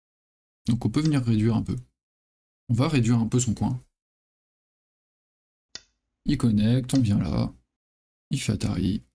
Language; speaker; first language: French; native; French